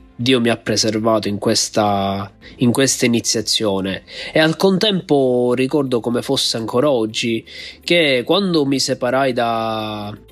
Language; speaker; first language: Italian; native; Italian